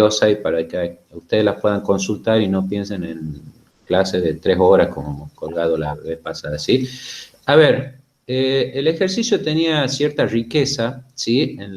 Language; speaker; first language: Spanish; native; Spanish